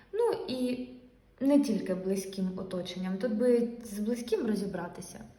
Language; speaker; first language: Ukrainian; non-native, local second language; Russian